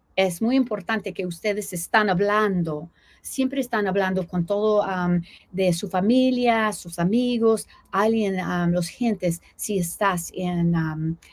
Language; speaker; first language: Spanish; non-native, learner; English